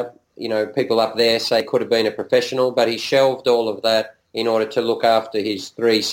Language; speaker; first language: English; native; English